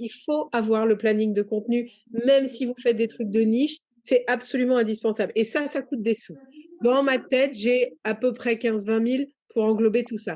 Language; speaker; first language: French; native; French